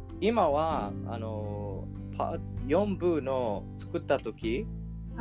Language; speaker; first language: Japanese; non-native, learner; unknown